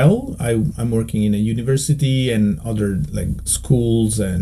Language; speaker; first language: English; non-native, fluent; Italian